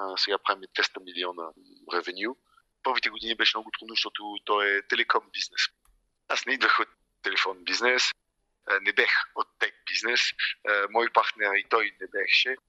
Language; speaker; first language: Bulgarian; early bilingual, heritage; Bulgarian